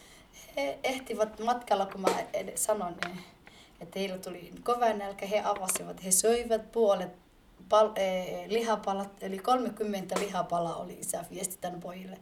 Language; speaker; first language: Finnish; early bilingual, other home language; Somali